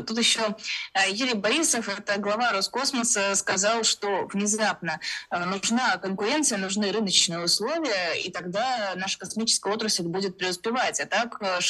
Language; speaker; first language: Russian; native; Russian